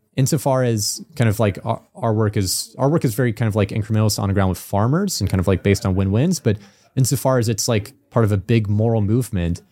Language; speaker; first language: English; native; English